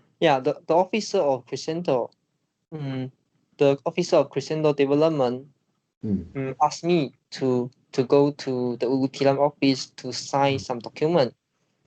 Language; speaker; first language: English; non-native, learner; Chinese